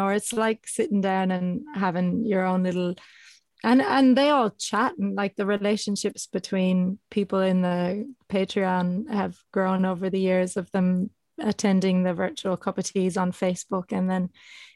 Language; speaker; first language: English; native; English